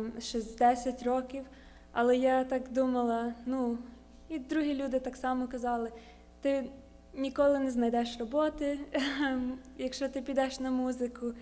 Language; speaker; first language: Ukrainian; early bilingual, heritage; Ukrainian